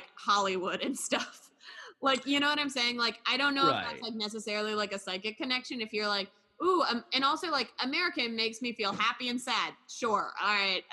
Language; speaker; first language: English; native; English